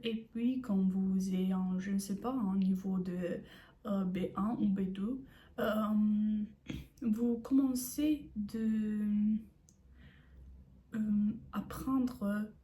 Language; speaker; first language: French; non-native, learner; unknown